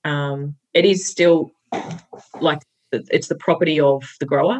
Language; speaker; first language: English; native; English